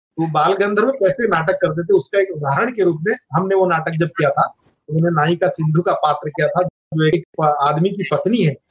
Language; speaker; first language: Hindi; non-native, local second language; Marathi